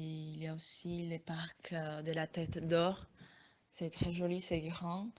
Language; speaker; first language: French; non-native, fluent; Spanish